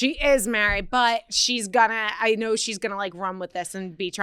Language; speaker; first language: English; native; English